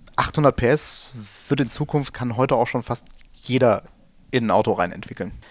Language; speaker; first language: German; native; German